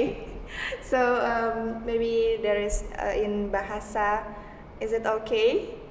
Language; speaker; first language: English; non-native, learner; Indonesian